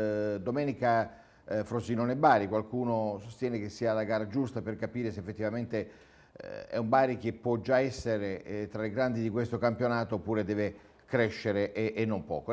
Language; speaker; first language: Italian; native; Italian